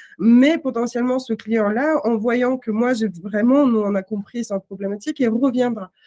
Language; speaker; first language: French; non-native, fluent; Russian